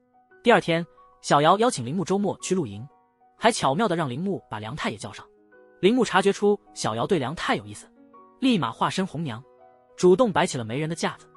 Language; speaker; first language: Chinese; native; Chinese